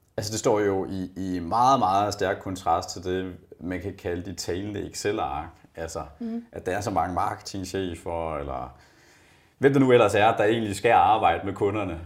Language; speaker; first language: Danish; native; Danish